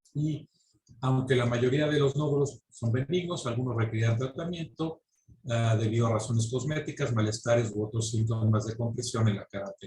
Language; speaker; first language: Spanish; native; Spanish